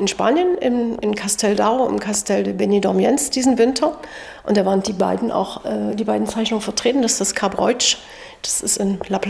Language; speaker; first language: German; native; German